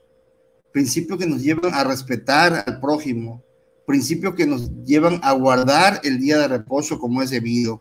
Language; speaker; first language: Spanish; native; Spanish